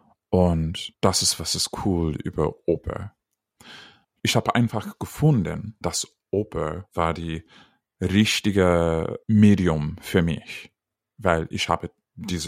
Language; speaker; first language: German; non-native, fluent; English